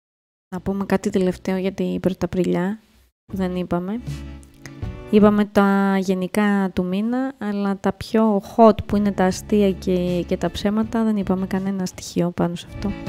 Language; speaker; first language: Greek; native; Greek